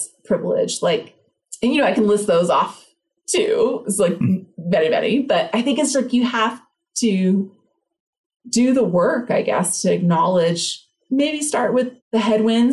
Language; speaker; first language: English; native; English